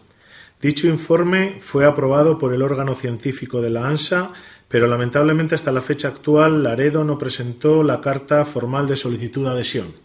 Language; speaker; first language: Spanish; native; Spanish